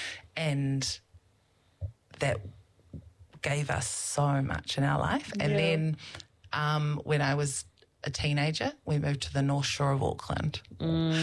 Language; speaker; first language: English; native; English